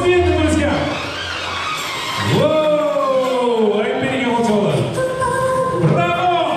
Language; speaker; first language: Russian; non-native, local second language; Kyrgyz